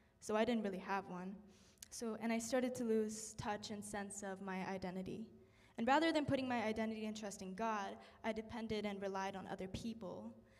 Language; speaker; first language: English; early bilingual, other home language; Korean